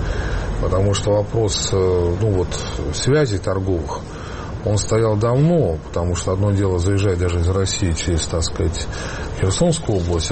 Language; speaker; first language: Russian; native; Russian